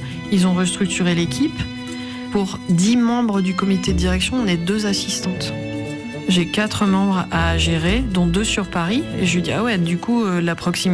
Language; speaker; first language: French; native; French